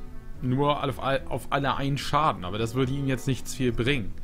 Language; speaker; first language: German; native; German